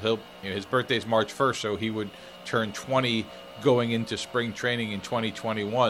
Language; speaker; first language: English; native; English